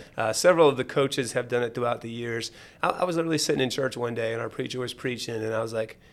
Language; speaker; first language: English; native; English